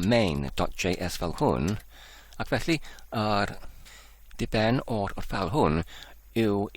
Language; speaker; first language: Welsh; non-native, learner; English